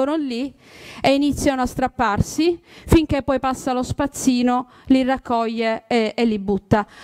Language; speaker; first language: Italian; native; Italian